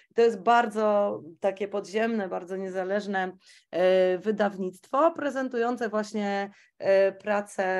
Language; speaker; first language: Polish; native; Polish